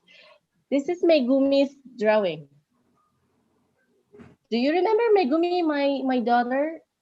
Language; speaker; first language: English; non-native, learner; Indonesian